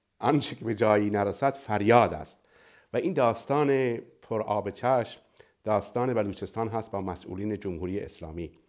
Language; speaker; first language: Persian; non-native, local second language; Baluchi